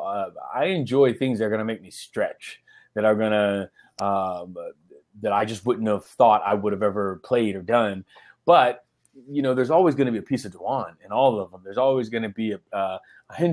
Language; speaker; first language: English; native; English